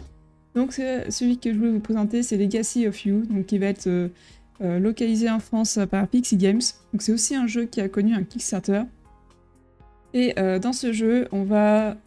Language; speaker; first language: French; native; French